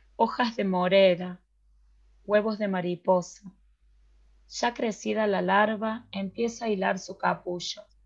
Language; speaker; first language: Spanish; native; Spanish